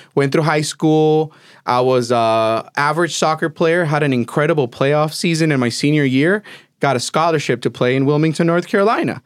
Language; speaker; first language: English; early bilingual, other home language; Spanish